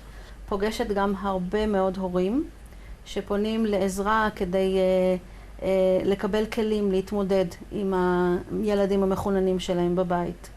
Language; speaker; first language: Hebrew; native; Hebrew